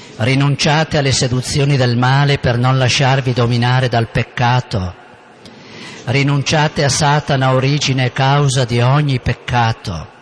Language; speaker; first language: Italian; native; Italian